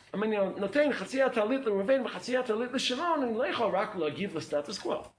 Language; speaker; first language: Hebrew; non-native, fluent; English